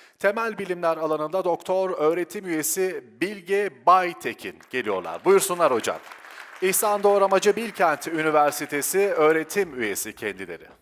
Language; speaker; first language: Turkish; native; Turkish